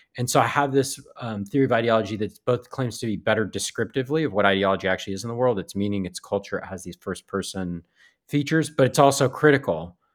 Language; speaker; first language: English; native; English